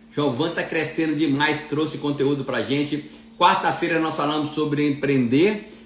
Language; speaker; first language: Portuguese; native; Portuguese